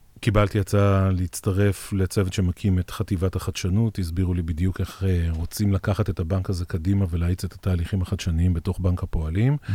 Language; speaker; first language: Hebrew; native; Hebrew